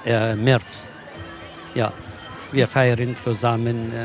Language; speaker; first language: German; non-native, local second language; Kurdish